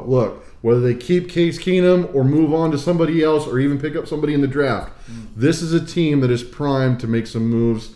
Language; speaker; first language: English; native; English